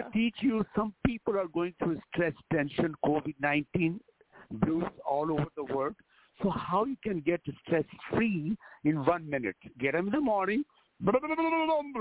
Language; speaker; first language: English; non-native, local second language; Hindi